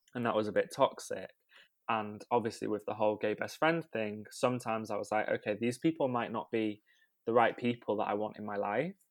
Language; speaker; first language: English; native; English